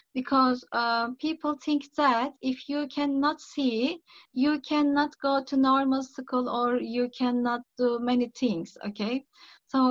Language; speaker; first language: English; non-native, learner; Turkish